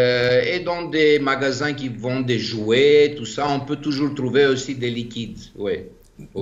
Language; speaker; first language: French; non-native, fluent; Greek